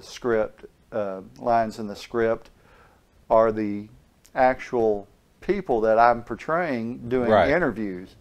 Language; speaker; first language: English; native; English